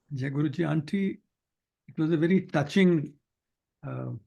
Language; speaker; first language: English; non-native, local second language; Hindi